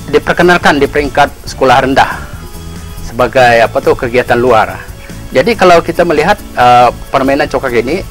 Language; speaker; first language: Malay; native; Malay